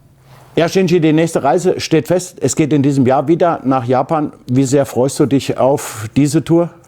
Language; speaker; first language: German; native; German